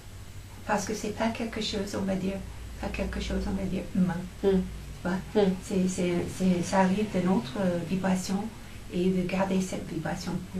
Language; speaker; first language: French; non-native, fluent; English